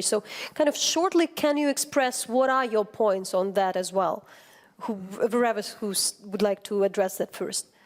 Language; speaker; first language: English; non-native, fluent; Ukrainian